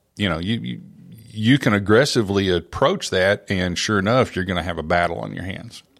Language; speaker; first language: English; native; English